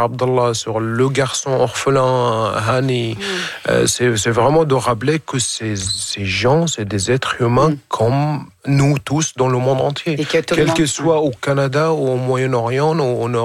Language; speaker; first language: French; non-native, fluent; Arabic